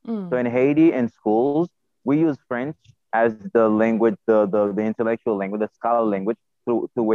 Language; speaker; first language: English; non-native, fluent; Haitian Creole